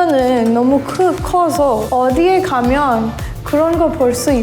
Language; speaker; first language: Korean; non-native, fluent; Hindi